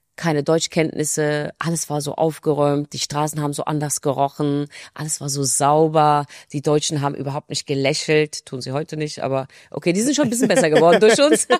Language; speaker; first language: German; non-native, fluent; Turkish